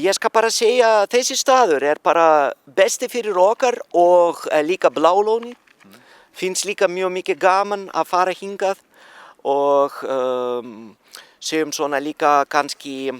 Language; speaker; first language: Icelandic; non-native, learner; Norwegian